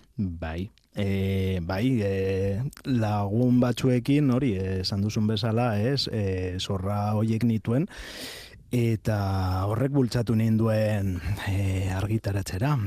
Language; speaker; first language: Basque; non-native, local second language; Spanish